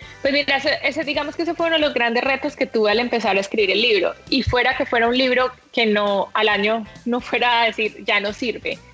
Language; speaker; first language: Spanish; native; Spanish